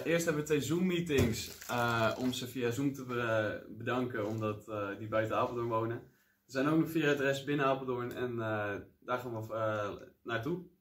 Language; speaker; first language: Dutch; native; Dutch